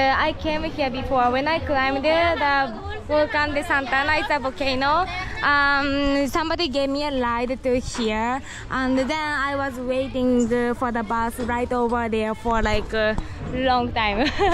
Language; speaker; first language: English; non-native, fluent; Japanese